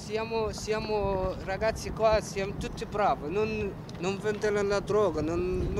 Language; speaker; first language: Italian; non-native, learner; Arabic